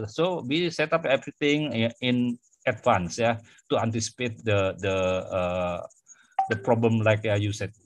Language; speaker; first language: English; non-native, fluent; Indonesian